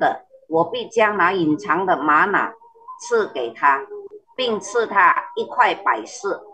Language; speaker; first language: Chinese; early bilingual, heritage; Chinese